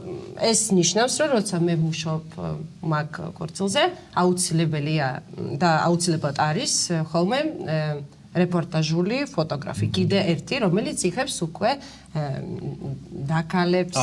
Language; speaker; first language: Georgian; native; Georgian